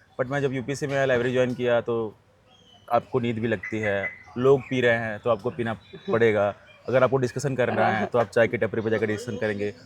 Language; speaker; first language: Hindi; native; Hindi